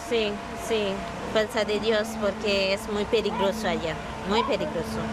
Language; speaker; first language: Spanish; non-native, learner; Haitian Creole